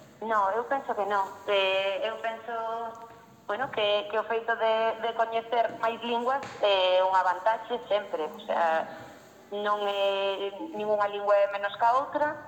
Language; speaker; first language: Galician; non-native, local second language; Spanish